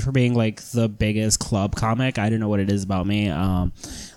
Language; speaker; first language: English; native; English